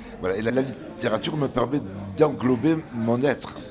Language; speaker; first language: French; early bilingual, other home language; Kabyle